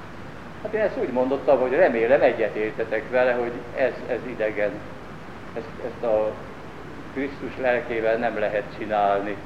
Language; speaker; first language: Hungarian; native; Hungarian